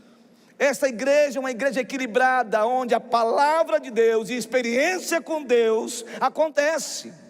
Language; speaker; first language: Portuguese; native; Portuguese